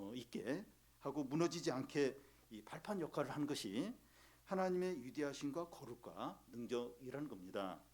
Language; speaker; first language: Korean; native; Korean